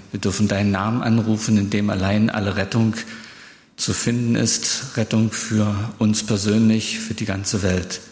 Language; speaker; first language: German; native; German